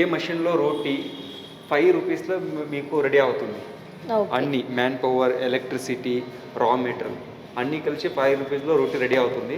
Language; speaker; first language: Telugu; non-native, local second language; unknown